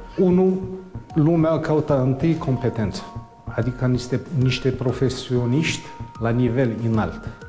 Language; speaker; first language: Romanian; non-native, fluent; Arabic